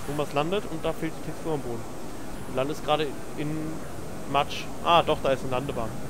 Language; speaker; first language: German; native; German